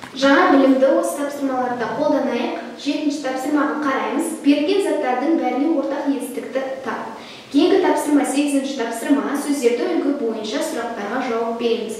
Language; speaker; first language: Kazakh; non-native, local second language; Russian